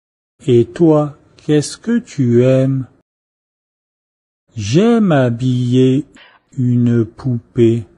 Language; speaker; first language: French; non-native, fluent; Chinese